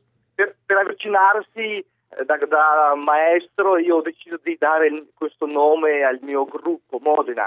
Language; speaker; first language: Italian; non-native, fluent; Belarusian